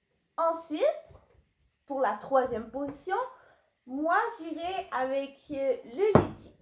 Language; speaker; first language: French; native; French